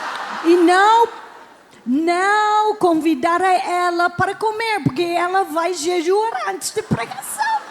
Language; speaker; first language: Portuguese; non-native, learner; English